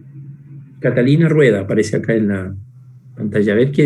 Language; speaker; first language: Spanish; native; Spanish